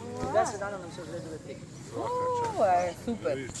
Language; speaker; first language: Serbian; native; Serbian